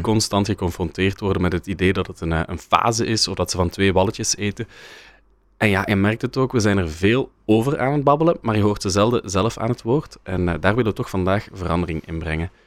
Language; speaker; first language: Dutch; native; Dutch